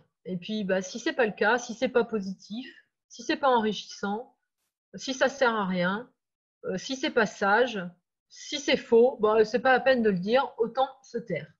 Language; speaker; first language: French; native; French